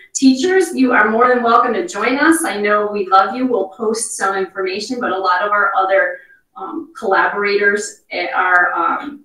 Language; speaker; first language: English; native; English